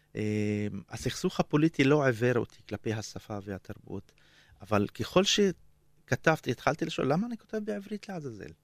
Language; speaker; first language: Hebrew; non-native, local second language; Arabic